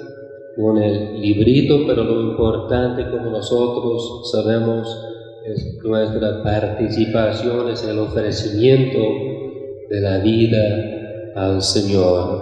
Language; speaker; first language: Spanish; non-native, fluent; English